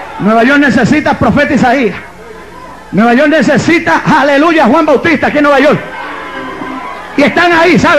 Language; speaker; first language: Spanish; native; Spanish